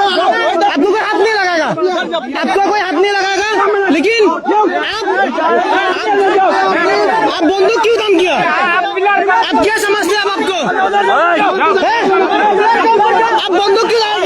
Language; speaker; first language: Hindi; non-native, learner; Bangla